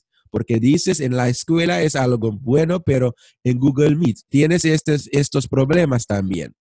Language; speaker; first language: Spanish; non-native, fluent; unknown